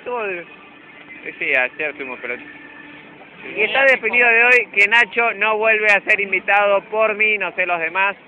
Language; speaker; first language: Spanish; native; Spanish